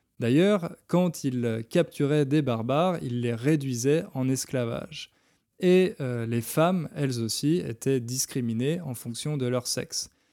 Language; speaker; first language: French; native; French